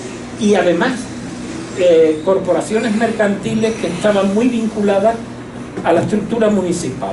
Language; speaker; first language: Spanish; native; Spanish